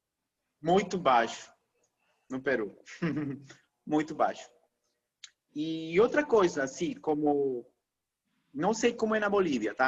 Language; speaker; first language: Portuguese; non-native, fluent; Spanish